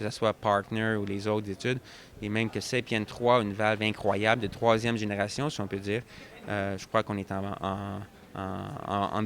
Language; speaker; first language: French; native; French